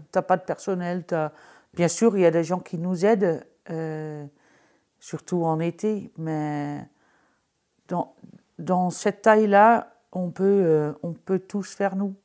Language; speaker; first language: French; non-native, fluent; Dutch